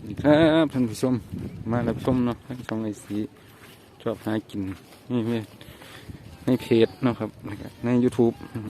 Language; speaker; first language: Thai; native; Thai